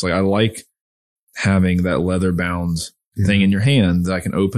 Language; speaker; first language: English; native; English